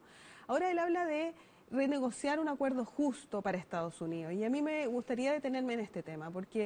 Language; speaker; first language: Spanish; native; Spanish